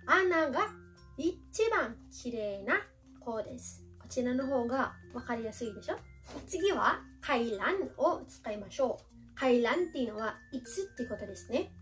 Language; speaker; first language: Japanese; non-native, fluent; Filipino